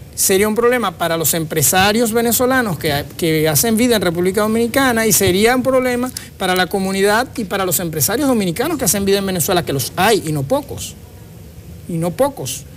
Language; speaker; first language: Spanish; native; Spanish